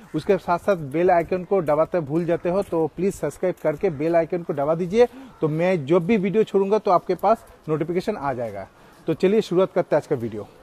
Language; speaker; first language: Hindi; non-native, local second language; Bangla